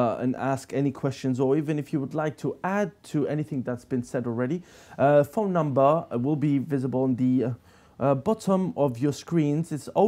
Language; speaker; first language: English; native; English